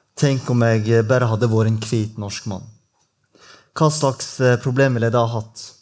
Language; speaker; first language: Norwegian; native; Norwegian